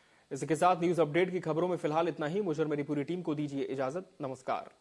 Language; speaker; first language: Hindi; native; Hindi